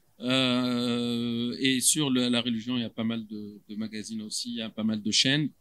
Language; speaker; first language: French; non-native, local second language; Arabic